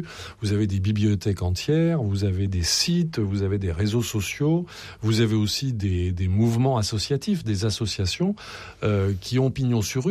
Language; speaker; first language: French; native; French